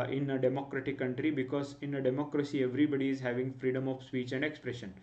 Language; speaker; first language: English; non-native, local second language; Kannada